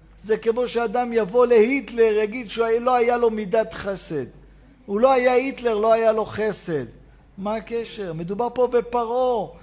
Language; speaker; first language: Hebrew; native; Hebrew